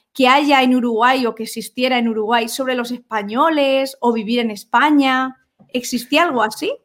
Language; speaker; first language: Spanish; native; Spanish